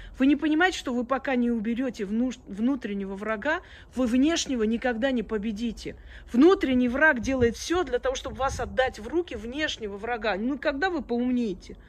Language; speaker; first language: Russian; early bilingual, other home language; Armenian